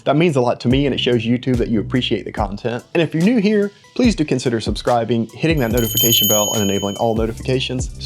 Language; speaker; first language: English; native; English